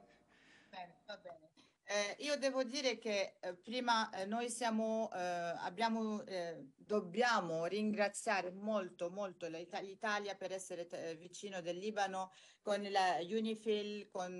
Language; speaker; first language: Italian; non-native, learner; Arabic